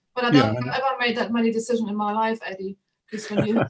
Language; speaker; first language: English; non-native, fluent; German